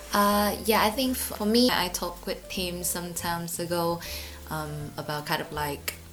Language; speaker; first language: English; non-native, fluent; Vietnamese